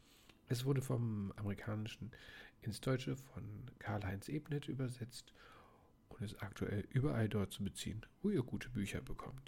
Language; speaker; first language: German; native; German